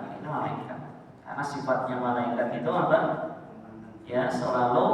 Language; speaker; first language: Indonesian; native; Indonesian